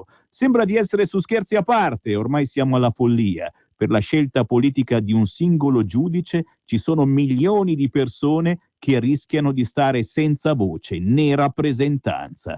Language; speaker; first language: Italian; native; Italian